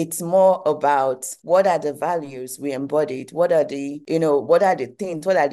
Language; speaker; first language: English; non-native, local second language; Yoruba